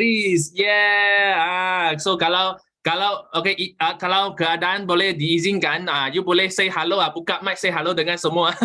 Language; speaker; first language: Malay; non-native, local second language; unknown